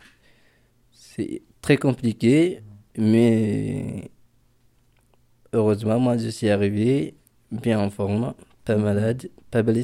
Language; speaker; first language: French; non-native, local second language; Fula